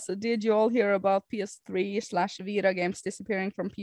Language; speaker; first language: English; non-native, fluent; Norwegian